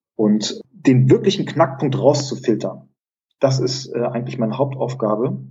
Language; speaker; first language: German; early bilingual, other home language; Greek